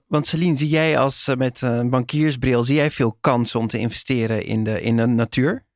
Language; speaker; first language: Dutch; native; Dutch